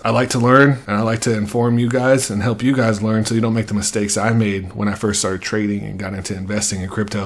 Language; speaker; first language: English; native; English